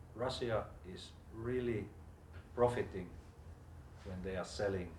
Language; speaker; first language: English; non-native, fluent; Finnish